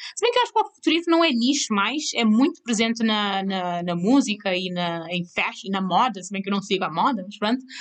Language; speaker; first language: Portuguese; non-native, local second language; Kabuverdianu